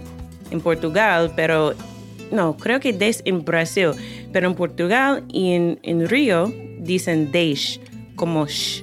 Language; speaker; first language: Spanish; non-native, fluent; English